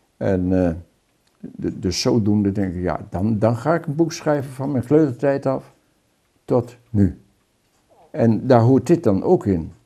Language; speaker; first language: Dutch; native; Dutch